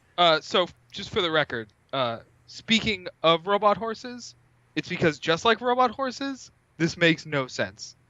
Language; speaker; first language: English; native; English